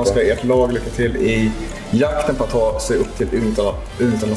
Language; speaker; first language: Swedish; native; Swedish